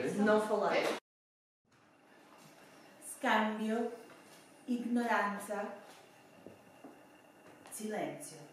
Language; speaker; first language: Italian; non-native, learner; Swedish